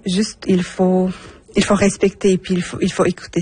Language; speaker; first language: French; non-native, fluent; Turkish